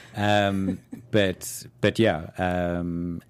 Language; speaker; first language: English; native; English